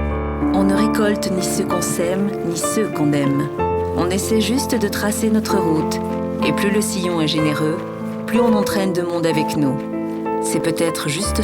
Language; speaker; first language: French; native; French